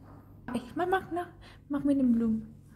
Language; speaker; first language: German; non-native, learner; Thai